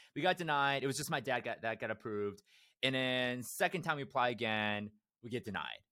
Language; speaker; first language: English; early bilingual, other home language; Korean